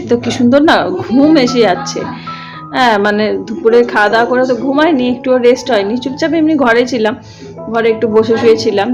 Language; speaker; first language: Bangla; native; Bangla